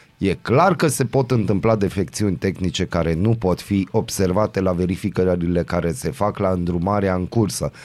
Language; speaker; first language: Romanian; non-native, local second language; Hungarian